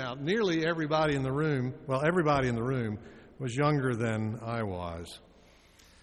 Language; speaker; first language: English; native; English